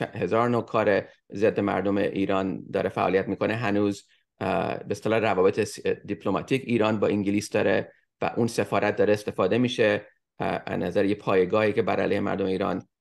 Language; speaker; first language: Persian; early bilingual, heritage; Persian